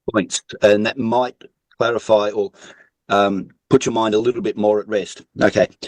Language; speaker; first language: English; native; English